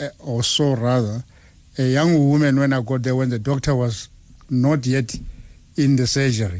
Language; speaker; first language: English; non-native, local second language; Tswana